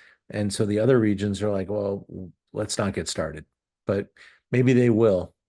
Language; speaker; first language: English; native; English